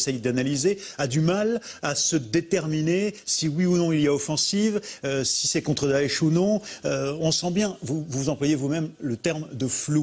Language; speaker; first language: French; native; French